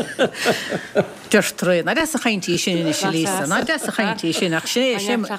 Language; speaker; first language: Irish; native; Irish